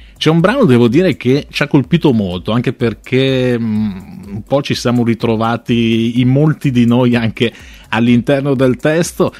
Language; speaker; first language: Italian; native; Italian